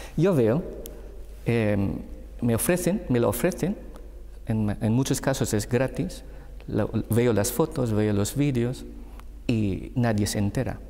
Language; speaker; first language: Spanish; non-native, fluent; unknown